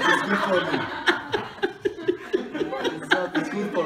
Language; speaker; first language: English; non-native, learner; Albanian